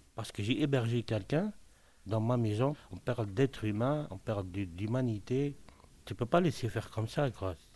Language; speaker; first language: French; non-native, local second language; Arabic